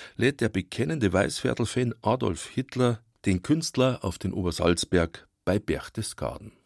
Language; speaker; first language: German; native; German